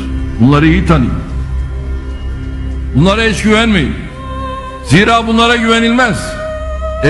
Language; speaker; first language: Turkish; native; Turkish